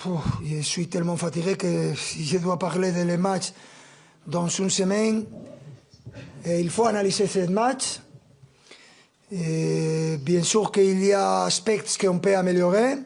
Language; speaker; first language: French; non-native, fluent; Spanish